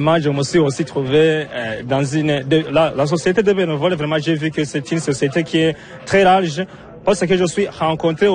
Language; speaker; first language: French; non-native, local second language; Rundi